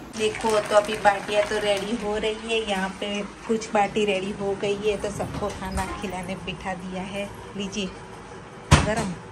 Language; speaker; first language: Hindi; non-native, local second language; Gujarati